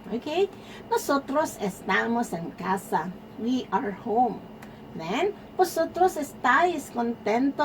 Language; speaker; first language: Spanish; non-native, fluent; Filipino